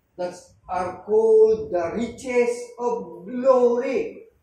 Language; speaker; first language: English; non-native, local second language; Filipino